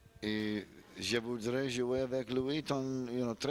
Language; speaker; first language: French; non-native, learner; English